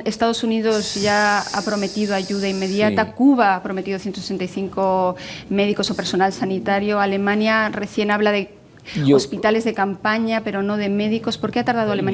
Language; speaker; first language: Spanish; native; Spanish